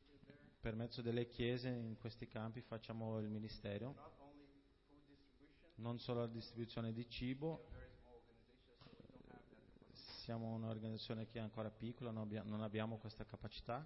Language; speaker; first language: Italian; non-native, fluent; Portuguese